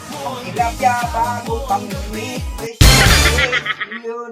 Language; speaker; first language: Filipino; non-native, local second language; Hiligaynon